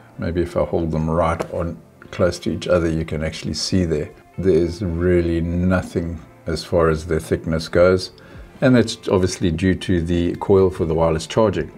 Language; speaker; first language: English; native; English